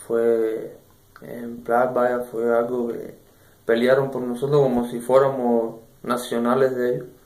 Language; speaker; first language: Spanish; native; Spanish